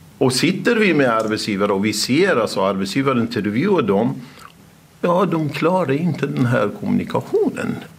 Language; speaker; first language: Swedish; non-native, fluent; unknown